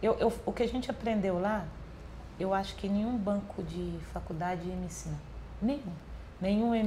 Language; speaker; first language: Portuguese; native; Portuguese